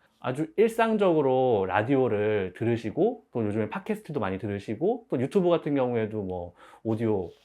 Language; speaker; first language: Korean; native; Korean